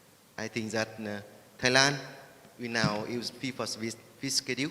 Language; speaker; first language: English; non-native, learner; Vietnamese